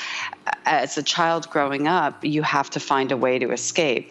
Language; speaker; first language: English; native; English